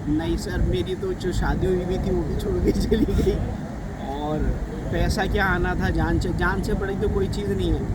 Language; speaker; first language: Urdu; native; Urdu